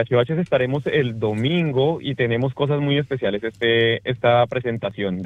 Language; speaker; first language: Spanish; native; Spanish